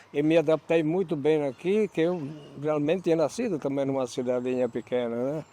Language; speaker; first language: Portuguese; non-native, fluent; Albanian